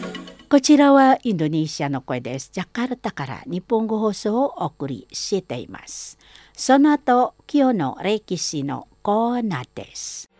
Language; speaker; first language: Japanese; non-native, fluent; Indonesian